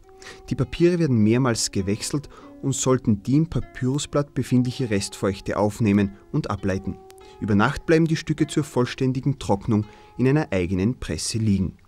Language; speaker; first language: German; native; German